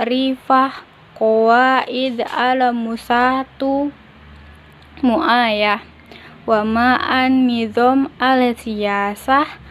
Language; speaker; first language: Arabic; non-native, learner; Indonesian